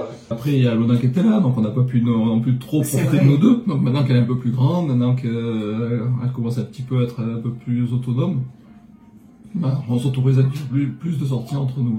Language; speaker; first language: French; native; French